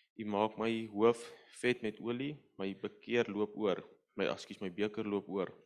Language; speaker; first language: Afrikaans; native; Afrikaans